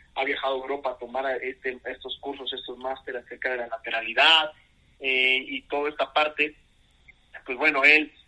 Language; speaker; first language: Spanish; native; Spanish